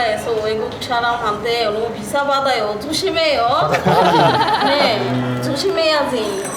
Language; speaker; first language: Korean; non-native, local second language; Bangla